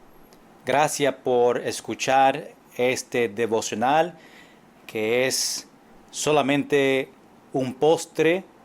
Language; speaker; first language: Spanish; non-native, fluent; English